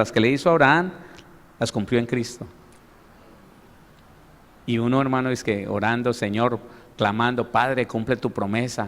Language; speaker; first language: Spanish; native; Spanish